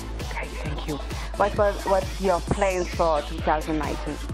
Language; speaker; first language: English; non-native, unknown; French